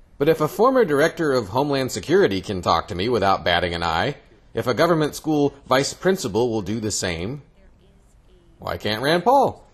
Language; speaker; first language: English; native; English